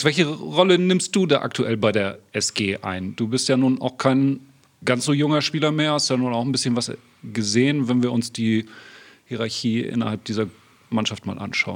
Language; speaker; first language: German; native; German